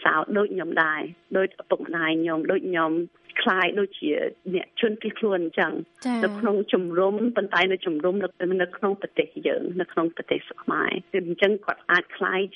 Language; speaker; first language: Khmer; early bilingual, heritage; Khmer